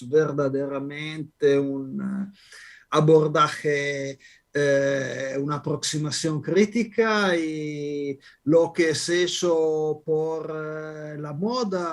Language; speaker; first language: Spanish; non-native, fluent; Italian